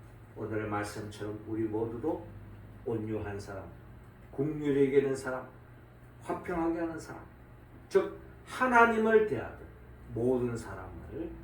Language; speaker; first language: Korean; native; Korean